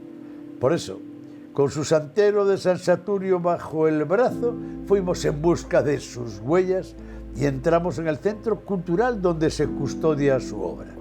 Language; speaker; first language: Spanish; native; Spanish